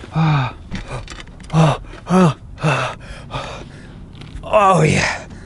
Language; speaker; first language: English; native; English